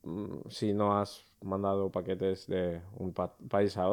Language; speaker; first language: Spanish; early bilingual, other home language; Finnish